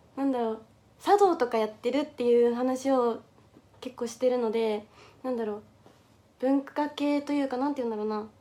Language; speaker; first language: Japanese; native; Japanese